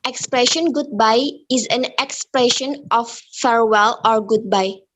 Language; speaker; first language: English; non-native, learner; Indonesian